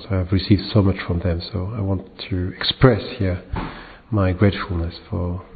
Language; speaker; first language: English; non-native, fluent; French